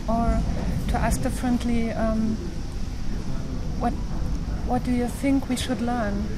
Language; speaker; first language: English; non-native, fluent; German